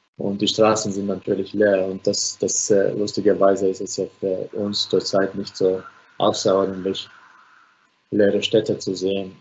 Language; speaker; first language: German; non-native, fluent; Finnish